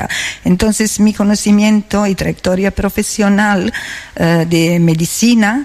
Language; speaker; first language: Spanish; non-native, learner; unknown